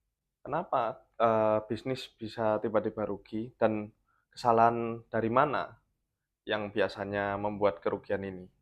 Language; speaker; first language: Indonesian; native; Indonesian